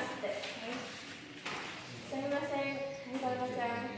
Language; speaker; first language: Japanese; non-native, learner; Indonesian